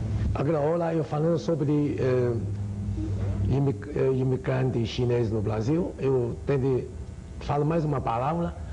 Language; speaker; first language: Portuguese; non-native, learner; Chinese